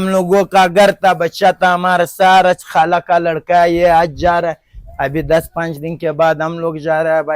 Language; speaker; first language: Hindi; non-native, local second language; Pashto